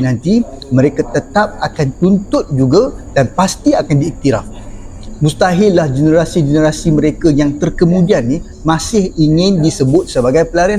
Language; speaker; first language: Malay; native; Malay